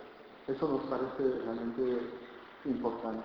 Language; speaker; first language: Spanish; non-native, fluent; French